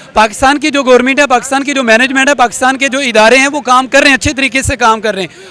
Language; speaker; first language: Urdu; non-native, local second language; Punjabi